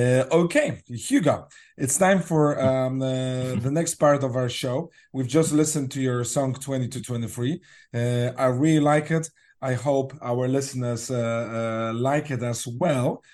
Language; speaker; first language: English; non-native, fluent; Polish